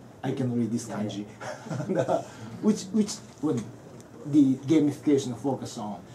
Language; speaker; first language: English; non-native, learner; Japanese